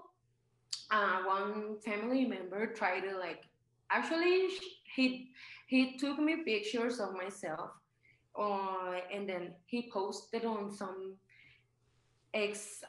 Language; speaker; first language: English; non-native, fluent; Spanish